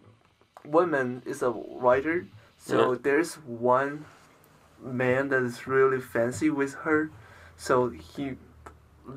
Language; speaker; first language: English; non-native, learner; Chinese